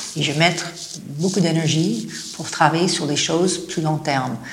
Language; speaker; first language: French; non-native, fluent; English